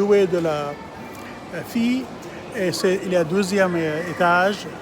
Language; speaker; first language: French; non-native, learner; Arabic